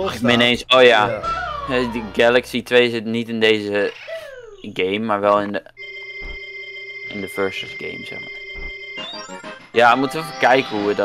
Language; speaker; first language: Dutch; native; Dutch